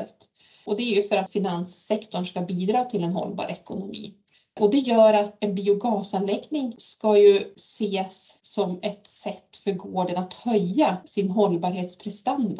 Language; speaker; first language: Swedish; native; Swedish